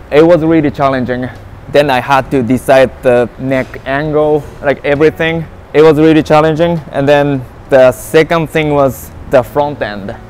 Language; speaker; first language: English; non-native, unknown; Japanese